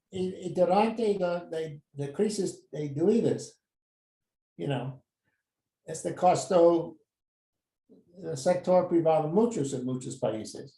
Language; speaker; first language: Spanish; non-native, fluent; English